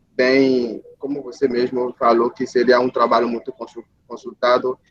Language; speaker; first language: Portuguese; non-native, fluent; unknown